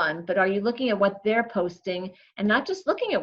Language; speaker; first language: English; native; English